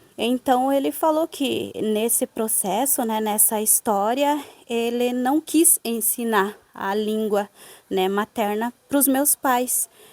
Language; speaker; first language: Portuguese; native; Portuguese